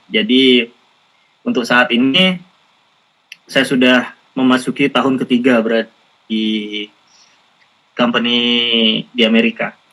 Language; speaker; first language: Indonesian; native; Indonesian